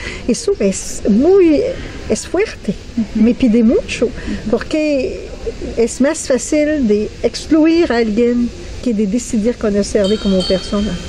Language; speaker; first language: Spanish; non-native, fluent; French